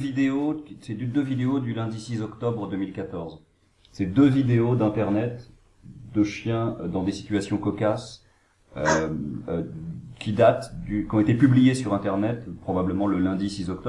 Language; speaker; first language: French; native; French